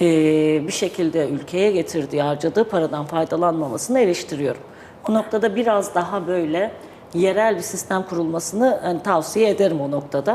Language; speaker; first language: Turkish; native; Turkish